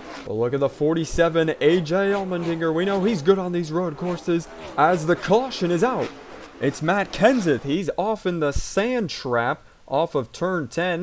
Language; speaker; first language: English; native; English